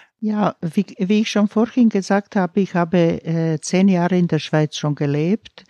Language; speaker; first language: German; non-native, fluent; Croatian